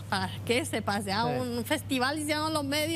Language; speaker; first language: Spanish; native; Spanish